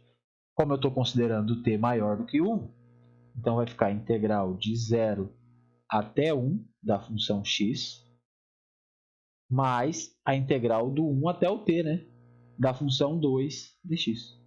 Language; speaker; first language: Portuguese; native; Portuguese